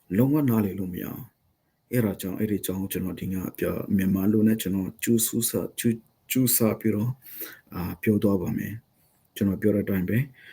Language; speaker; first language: Burmese; non-native, local second language; Hakha Chin